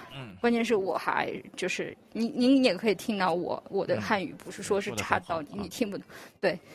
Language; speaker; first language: Chinese; non-native, local second language; Uyghur